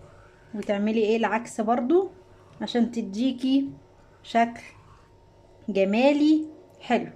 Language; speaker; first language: Arabic; native; Arabic